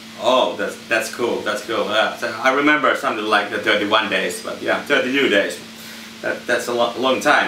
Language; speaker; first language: English; non-native, fluent; Finnish